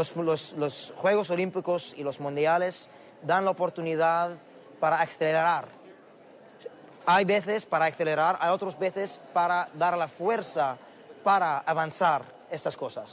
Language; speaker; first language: Spanish; non-native, learner; Arabic